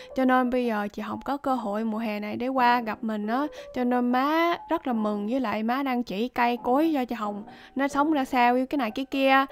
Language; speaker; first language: Vietnamese; early bilingual, heritage; Vietnamese